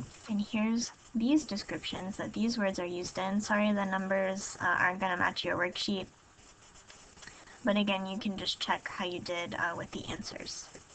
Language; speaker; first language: English; native; English